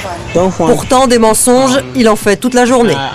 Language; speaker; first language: French; native; French